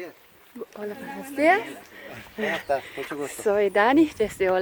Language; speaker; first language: Spanish; non-native, learner; Dutch